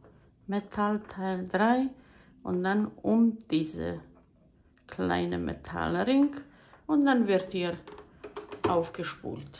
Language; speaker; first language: German; non-native, fluent; Croatian